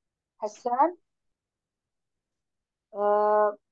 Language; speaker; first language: Arabic; non-native, learner; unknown